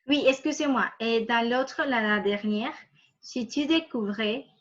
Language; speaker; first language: French; non-native, fluent; Spanish